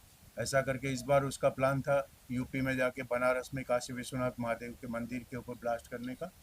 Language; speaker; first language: Hindi; native; Hindi